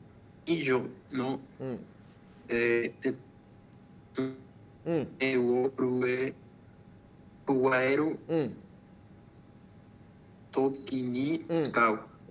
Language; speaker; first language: Japanese; non-native, learner; Spanish